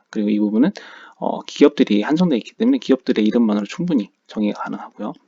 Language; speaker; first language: Korean; native; Korean